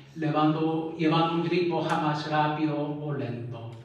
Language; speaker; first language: Spanish; early bilingual, heritage; Spanish